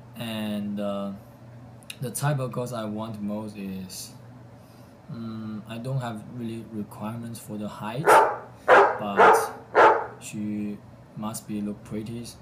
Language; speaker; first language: English; non-native, learner; Chinese